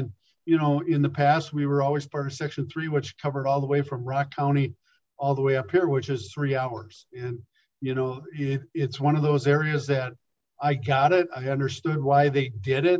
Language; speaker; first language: English; native; English